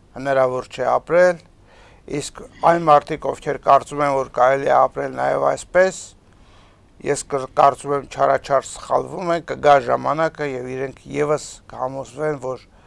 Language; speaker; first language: Armenian; native; Armenian